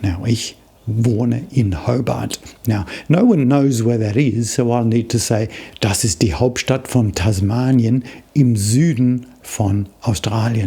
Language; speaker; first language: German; non-native, fluent; English